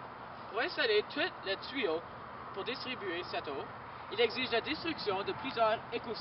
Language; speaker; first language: French; non-native, local second language; English